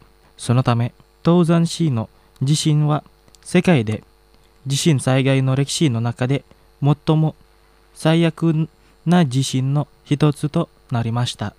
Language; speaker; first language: Japanese; non-native, fluent; Indonesian